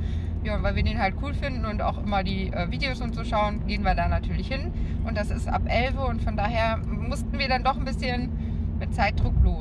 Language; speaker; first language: German; native; German